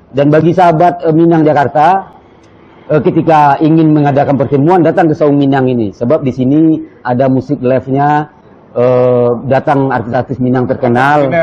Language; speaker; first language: Indonesian; non-native, local second language; Minangkabau